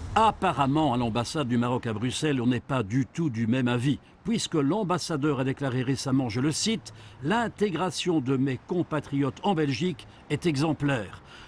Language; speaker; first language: French; native; French